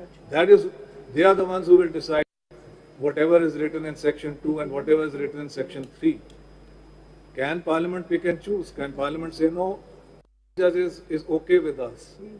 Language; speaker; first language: English; non-native, local second language; Urdu